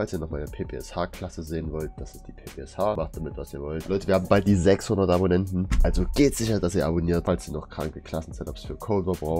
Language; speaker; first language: German; native; German